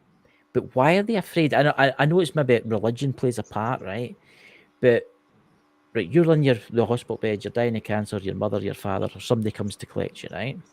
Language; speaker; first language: English; native; English